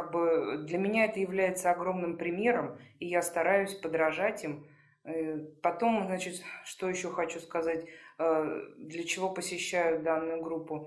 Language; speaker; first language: Russian; native; Russian